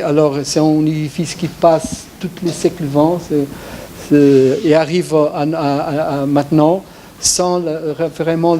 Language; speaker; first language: French; non-native, fluent; Portuguese